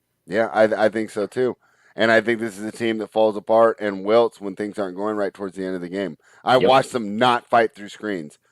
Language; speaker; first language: English; native; English